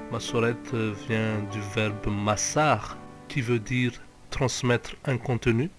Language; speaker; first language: French; native; French